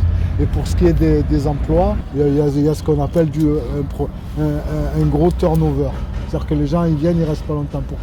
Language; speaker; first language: French; native; French